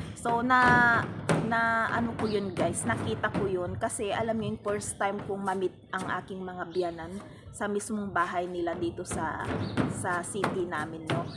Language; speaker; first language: Filipino; native; Filipino